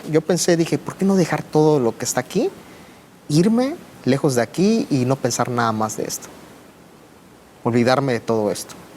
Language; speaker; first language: Spanish; native; Spanish